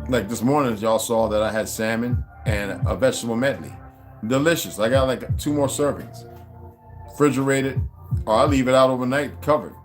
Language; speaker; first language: English; native; English